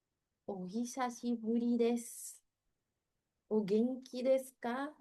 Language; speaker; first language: Japanese; non-native, fluent; Indonesian